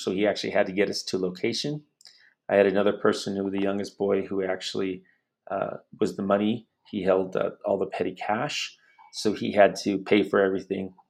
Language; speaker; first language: English; native; English